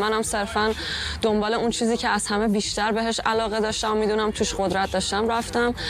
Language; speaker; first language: Persian; early bilingual, heritage; Persian